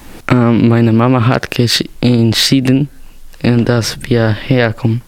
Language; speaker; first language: German; non-native, learner; Spanish